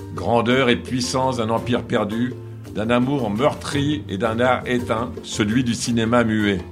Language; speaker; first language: French; non-native, fluent; Portuguese